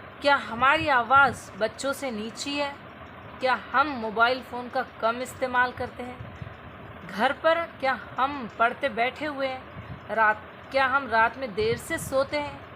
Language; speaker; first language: Urdu; native; Urdu